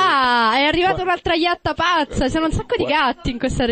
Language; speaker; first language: Italian; native; Italian